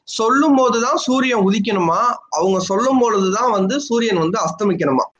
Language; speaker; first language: Tamil; non-native, local second language; Telugu